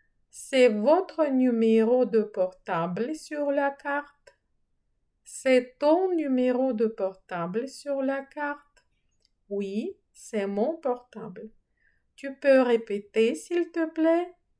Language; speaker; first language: French; non-native, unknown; Ukrainian